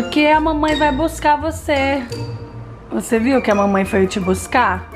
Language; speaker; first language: Portuguese; native; Portuguese